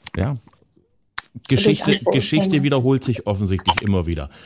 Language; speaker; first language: German; native; German